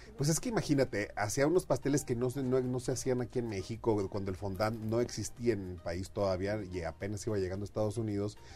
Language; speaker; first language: Spanish; native; Spanish